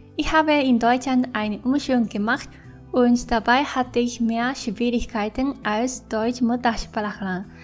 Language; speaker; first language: German; non-native, fluent; Japanese